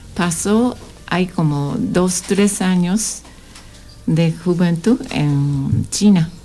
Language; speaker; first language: Spanish; non-native, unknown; Japanese